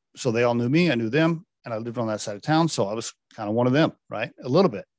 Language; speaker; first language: English; native; English